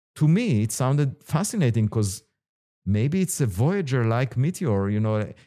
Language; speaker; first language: English; non-native, fluent; Hebrew